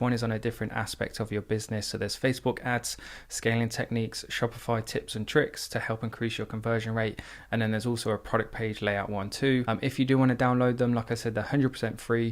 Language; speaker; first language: English; native; English